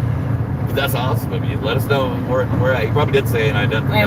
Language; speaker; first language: English; native; English